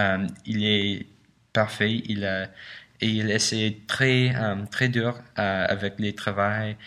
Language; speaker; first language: French; non-native, learner; English